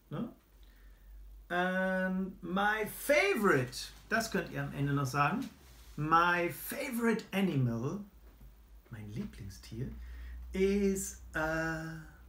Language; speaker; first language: German; native; German